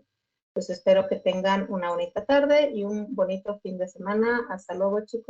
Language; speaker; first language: Spanish; native; Spanish